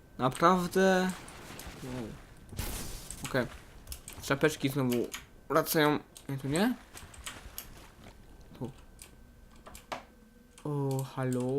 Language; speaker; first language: Polish; native; Polish